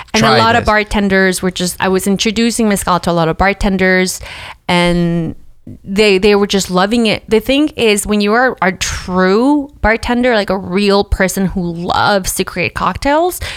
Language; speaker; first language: English; early bilingual, other home language; Spanish